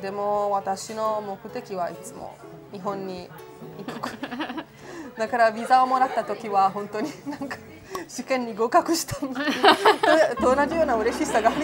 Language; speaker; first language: Japanese; non-native, fluent; Italian